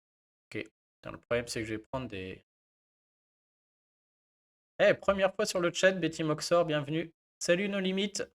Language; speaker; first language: French; native; French